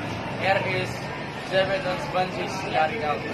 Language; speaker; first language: German; non-native, learner; Filipino